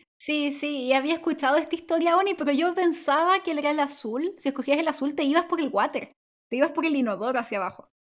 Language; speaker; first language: Spanish; native; Spanish